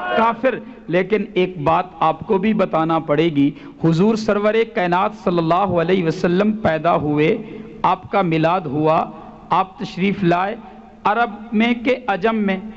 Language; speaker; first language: Urdu; non-native, local second language; Punjabi